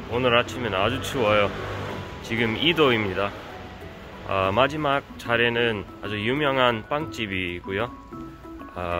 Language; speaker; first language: Korean; non-native, fluent; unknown